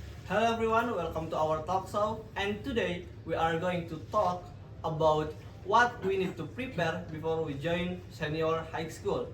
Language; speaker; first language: English; non-native, learner; Indonesian